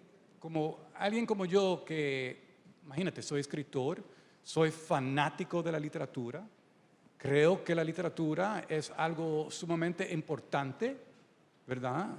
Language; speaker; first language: Spanish; early bilingual, heritage; Spanish